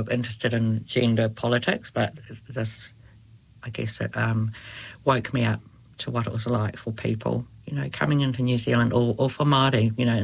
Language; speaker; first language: English; native; English